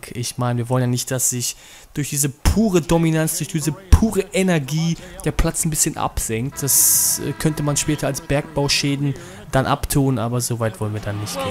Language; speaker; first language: German; native; German